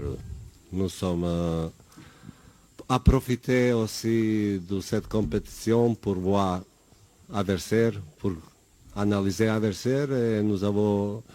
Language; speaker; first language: French; non-native, learner; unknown